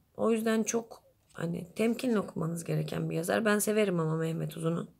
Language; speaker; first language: Turkish; native; Turkish